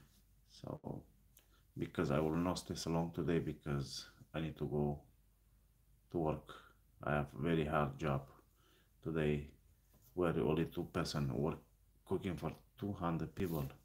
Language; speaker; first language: English; non-native, learner; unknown